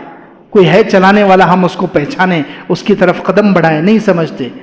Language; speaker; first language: Urdu; native; Urdu